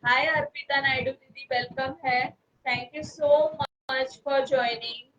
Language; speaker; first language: Hindi; non-native, local second language; Marathi